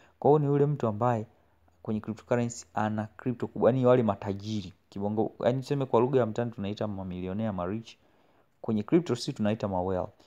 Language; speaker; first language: Swahili; native; Swahili